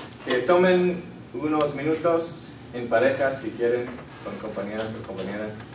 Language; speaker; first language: Spanish; non-native, fluent; English